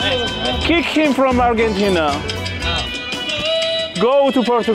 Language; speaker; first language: English; non-native, learner; Georgian